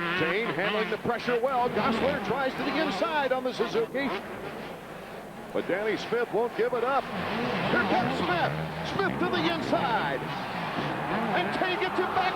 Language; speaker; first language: English; native; English